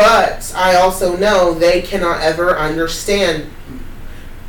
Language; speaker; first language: English; native; English